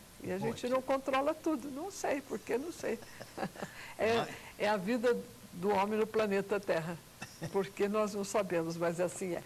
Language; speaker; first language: Portuguese; native; Portuguese